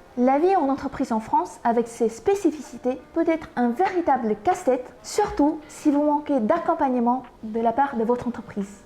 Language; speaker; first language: French; non-native, fluent; Vietnamese